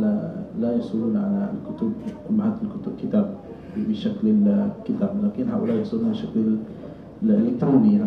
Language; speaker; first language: Arabic; non-native, fluent; Indonesian